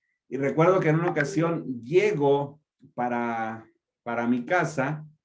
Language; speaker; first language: Spanish; native; Spanish